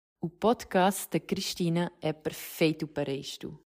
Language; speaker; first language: Portuguese; non-native, learner; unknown